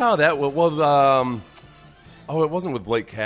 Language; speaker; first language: English; native; English